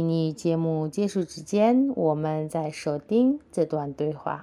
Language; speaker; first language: Chinese; non-native, local second language; Indonesian